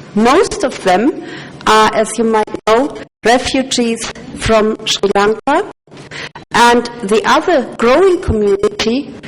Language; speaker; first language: English; non-native, fluent; German